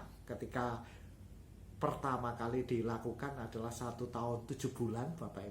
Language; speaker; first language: Indonesian; native; Indonesian